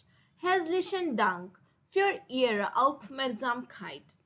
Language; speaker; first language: German; non-native, fluent; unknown